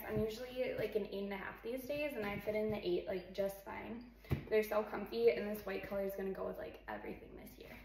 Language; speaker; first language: English; native; English